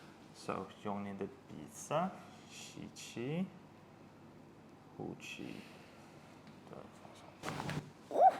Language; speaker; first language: Chinese; non-native, learner; English